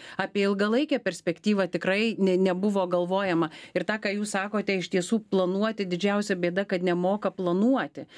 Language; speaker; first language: Lithuanian; native; Lithuanian